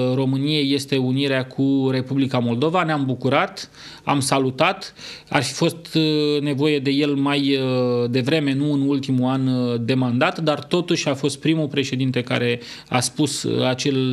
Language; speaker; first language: Romanian; native; Romanian